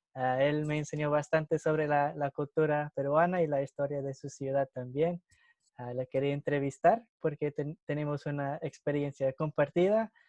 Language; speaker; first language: Spanish; non-native, fluent; English